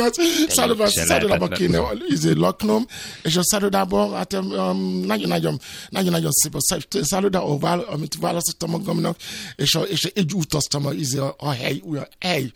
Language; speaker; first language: Hungarian; non-native, fluent; Yoruba